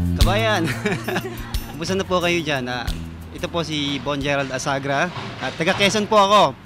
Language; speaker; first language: Filipino; native; Filipino